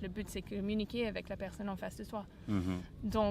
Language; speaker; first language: French; non-native, fluent; English